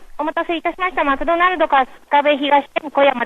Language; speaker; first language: Japanese; native; Japanese